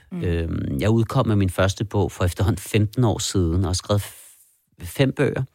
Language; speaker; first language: Danish; early bilingual, other home language; Persian